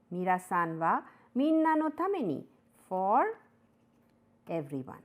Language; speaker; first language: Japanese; non-native, fluent; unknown